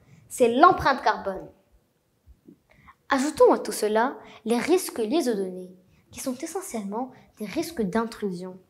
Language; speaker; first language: French; non-native, local second language; Arabic